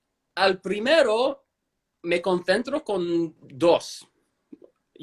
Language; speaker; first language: Spanish; non-native, fluent; English